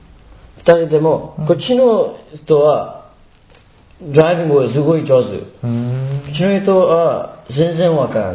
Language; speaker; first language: Japanese; non-native, learner; Burmese